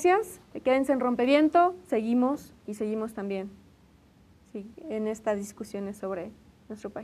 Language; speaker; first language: Spanish; native; Spanish